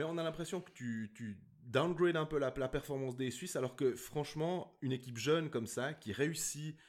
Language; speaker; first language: French; native; French